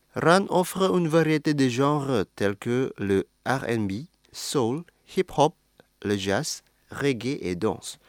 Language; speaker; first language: French; non-native, fluent; Indonesian